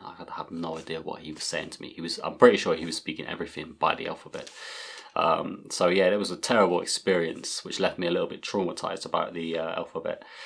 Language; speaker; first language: English; native; English